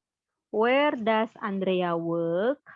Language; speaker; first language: English; non-native, fluent; Indonesian